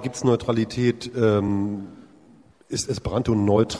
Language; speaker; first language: German; native; German